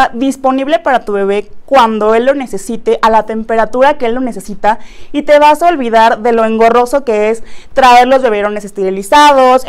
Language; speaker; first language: Spanish; native; Spanish